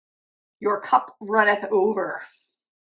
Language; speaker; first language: English; native; English